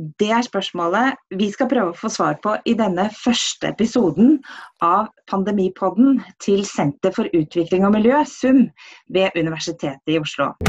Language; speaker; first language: Norwegian; native; Norwegian